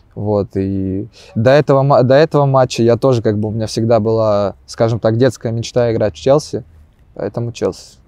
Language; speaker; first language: Russian; native; Russian